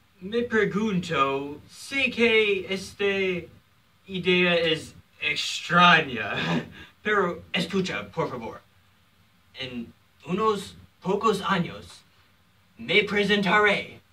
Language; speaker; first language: Spanish; non-native, learner; English